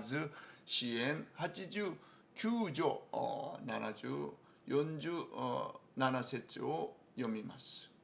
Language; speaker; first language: Japanese; non-native, fluent; Korean